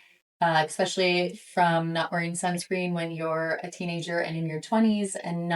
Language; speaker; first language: English; native; English